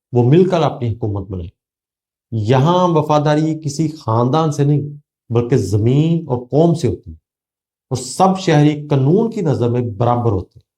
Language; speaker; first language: Urdu; native; Urdu